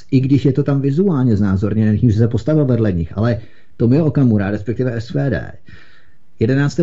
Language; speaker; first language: Czech; native; Czech